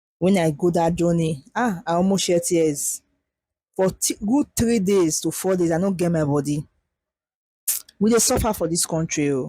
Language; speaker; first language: Nigerian Pidgin; native; Nigerian Pidgin